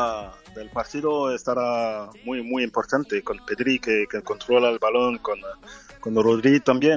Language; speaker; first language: Spanish; non-native, fluent; French